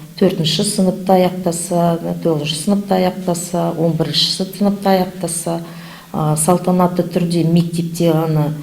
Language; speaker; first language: Kazakh; native; Kazakh